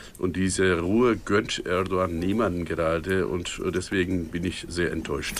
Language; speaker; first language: German; non-native, fluent; Turkish